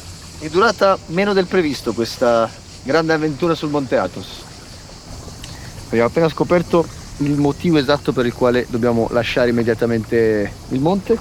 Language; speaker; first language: Italian; native; Italian